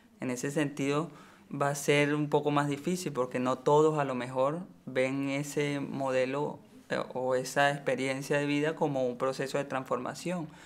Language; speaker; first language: Spanish; native; Spanish